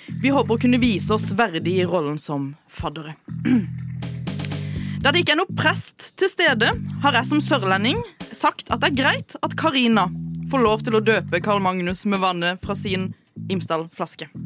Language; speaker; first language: Norwegian; native; Norwegian